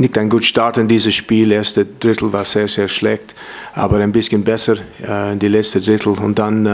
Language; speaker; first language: German; non-native, learner; English